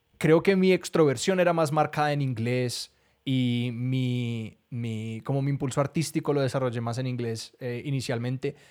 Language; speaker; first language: Spanish; native; Spanish